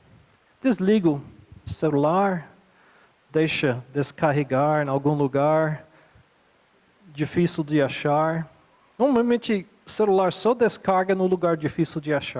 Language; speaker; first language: Portuguese; non-native, fluent; English